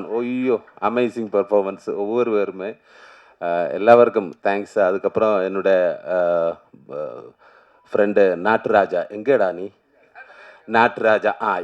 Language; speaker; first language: Tamil; non-native, learner; Malayalam